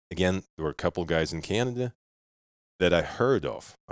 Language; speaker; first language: English; non-native, fluent; Russian